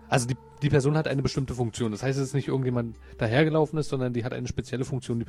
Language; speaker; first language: German; native; German